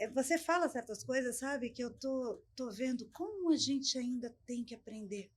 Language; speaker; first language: Portuguese; native; Portuguese